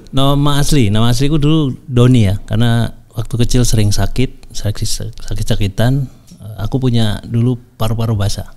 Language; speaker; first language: Indonesian; native; Indonesian